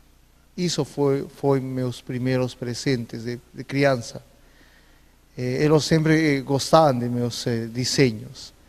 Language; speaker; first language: Portuguese; non-native, fluent; Spanish